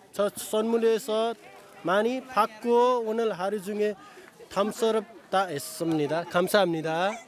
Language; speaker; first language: Korean; non-native, learner; Nepali